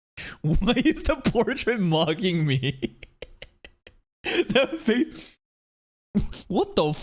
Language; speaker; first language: English; native; English